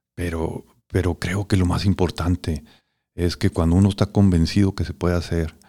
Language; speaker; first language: Spanish; native; Spanish